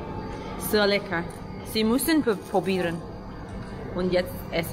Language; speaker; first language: German; non-native, learner; Thai